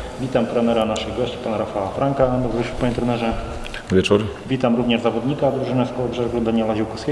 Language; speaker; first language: Polish; native; Polish